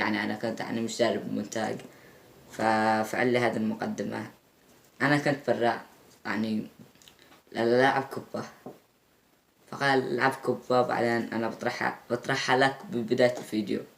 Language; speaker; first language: Arabic; native; Arabic